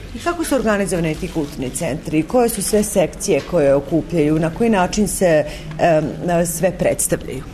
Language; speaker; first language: Serbian; native; Serbian